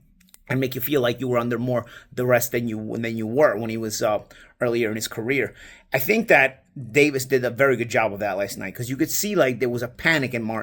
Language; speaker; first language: English; native; English